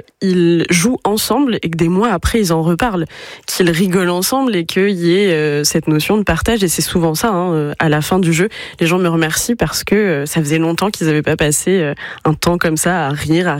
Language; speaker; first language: French; native; French